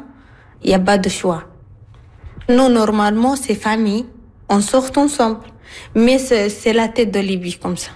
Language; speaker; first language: French; non-native, learner; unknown